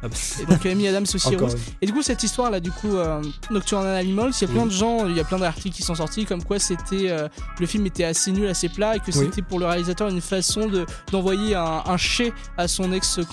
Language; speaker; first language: French; native; French